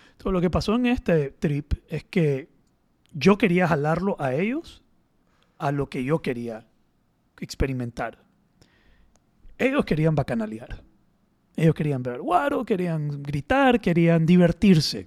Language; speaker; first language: Spanish; native; Spanish